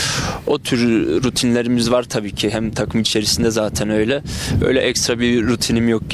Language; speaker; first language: Turkish; early bilingual, other home language; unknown